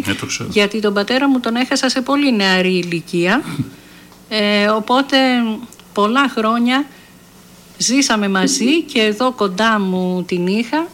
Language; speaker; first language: Greek; native; Greek